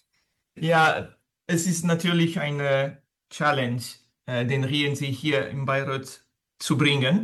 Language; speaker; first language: German; non-native, fluent; French